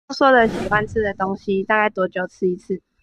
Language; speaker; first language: Chinese; native; Chinese